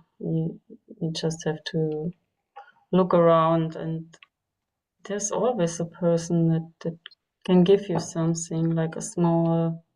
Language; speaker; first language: English; non-native, fluent; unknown